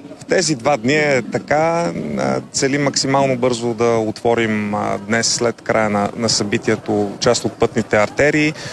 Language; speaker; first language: Bulgarian; native; Bulgarian